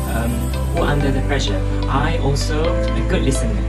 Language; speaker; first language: English; non-native, local second language; Malay